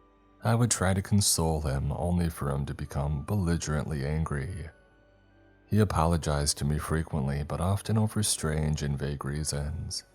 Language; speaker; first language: English; native; English